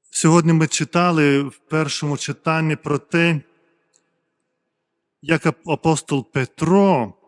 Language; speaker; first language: Ukrainian; non-native, fluent; Lithuanian